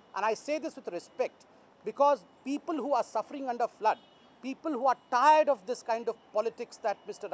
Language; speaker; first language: English; non-native, local second language; Hindi